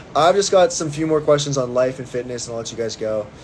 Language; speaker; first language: English; native; English